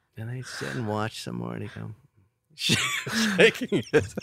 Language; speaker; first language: English; native; English